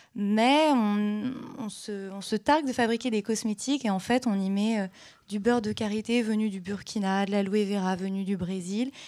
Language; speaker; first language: French; native; French